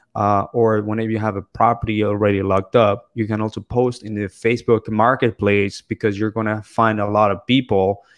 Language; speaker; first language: English; non-native, fluent; Spanish